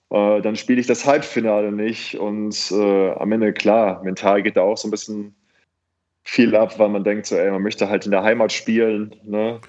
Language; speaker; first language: German; native; German